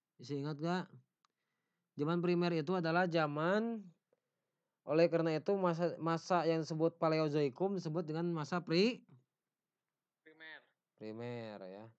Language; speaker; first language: Indonesian; non-native, local second language; Sundanese